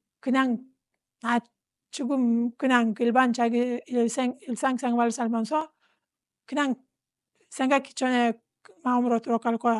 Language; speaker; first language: Korean; non-native, fluent; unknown